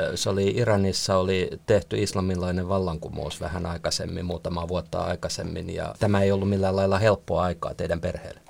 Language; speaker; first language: Finnish; native; Finnish